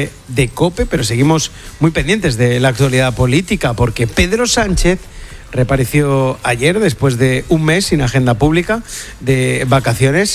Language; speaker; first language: Spanish; native; Spanish